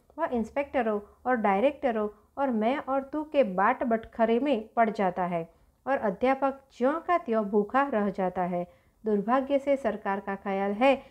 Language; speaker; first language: Hindi; non-native, local second language; Gujarati